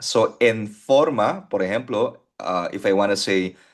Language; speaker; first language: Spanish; non-native, fluent; Filipino